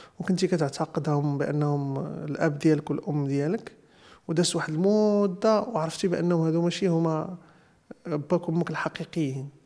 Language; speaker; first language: Arabic; native; Arabic